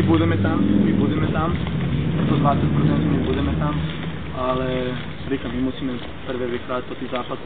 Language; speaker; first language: Slovak; non-native, learner; Croatian